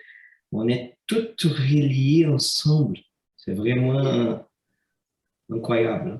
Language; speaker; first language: French; non-native, fluent; Portuguese